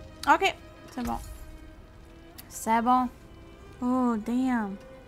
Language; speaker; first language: French; native; French